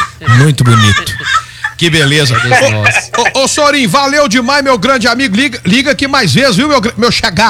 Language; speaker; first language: Portuguese; native; Portuguese